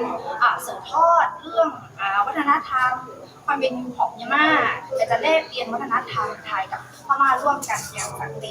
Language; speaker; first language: Thai; non-native, fluent; Burmese